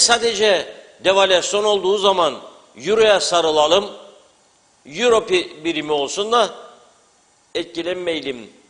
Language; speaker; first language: Turkish; native; Turkish